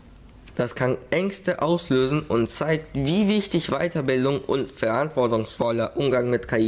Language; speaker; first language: German; early bilingual, other home language; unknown